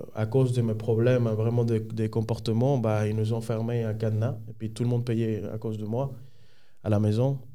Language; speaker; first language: French; non-native, fluent; Spanish